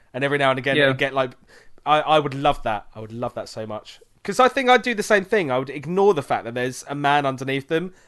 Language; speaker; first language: English; native; English